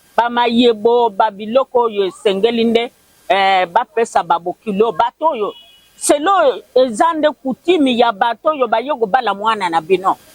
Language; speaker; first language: Lingala; non-native, local second language; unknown